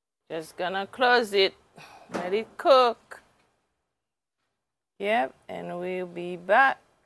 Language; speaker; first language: English; non-native, fluent; Haitian Creole